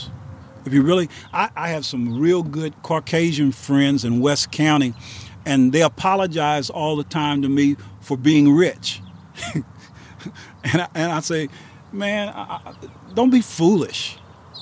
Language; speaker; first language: English; native; English